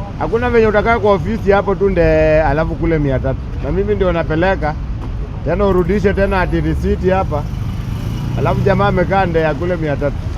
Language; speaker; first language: Swahili; native; Swahili